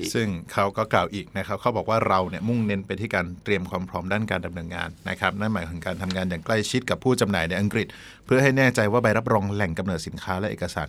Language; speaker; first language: Thai; native; Thai